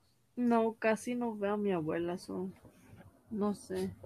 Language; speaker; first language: Spanish; early bilingual, heritage; Spanish